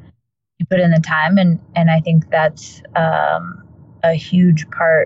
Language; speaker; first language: English; native; English